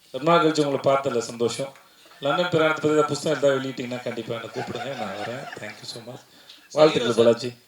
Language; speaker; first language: Tamil; native; Tamil